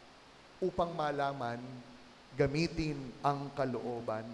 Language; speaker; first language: Filipino; native; Filipino